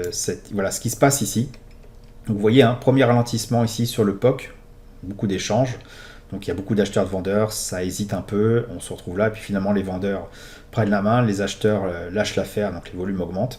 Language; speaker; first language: French; native; French